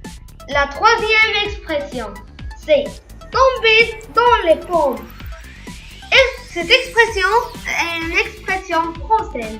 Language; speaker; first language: French; non-native, local second language; Arabic